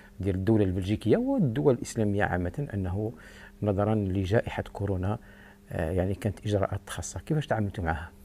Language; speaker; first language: Arabic; native; Arabic